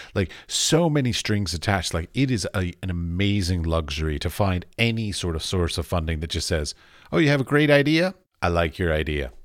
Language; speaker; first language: English; early bilingual, other home language; Finnish